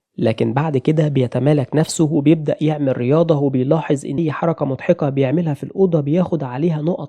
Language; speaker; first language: Arabic; native; Arabic